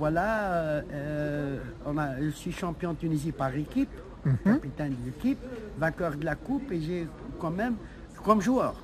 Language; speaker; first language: French; non-native, local second language; Arabic